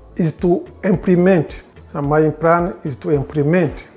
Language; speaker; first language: English; non-native, local second language; Kinyarwanda